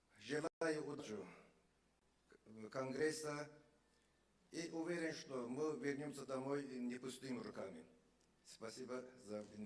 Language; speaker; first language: Russian; non-native, fluent; Azerbaijani